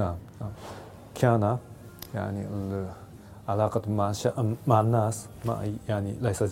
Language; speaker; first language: Arabic; non-native, fluent; Japanese